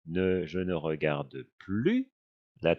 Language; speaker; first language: French; non-native, fluent; English